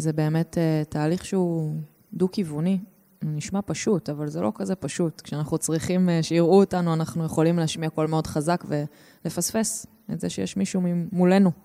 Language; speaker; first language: Hebrew; native; Hebrew